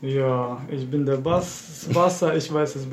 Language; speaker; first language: German; non-native, fluent; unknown